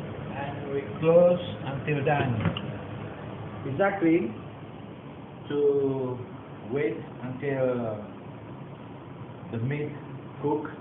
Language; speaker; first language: English; non-native, learner; Indonesian